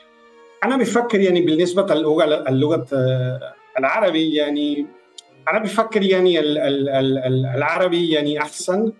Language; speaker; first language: Arabic; non-native, fluent; Spanish